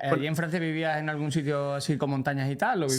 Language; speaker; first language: Spanish; native; Spanish